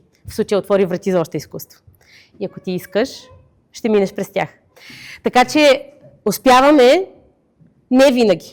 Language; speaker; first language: Bulgarian; native; Bulgarian